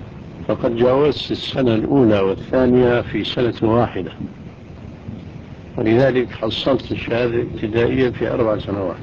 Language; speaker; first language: Arabic; early bilingual, other home language; Albanian